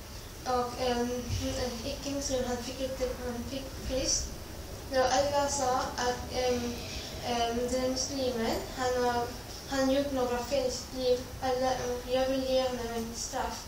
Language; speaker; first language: Swedish; early bilingual, other home language; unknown